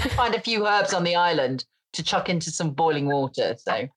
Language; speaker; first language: English; native; English